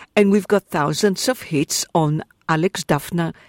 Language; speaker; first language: English; non-native, fluent; Hebrew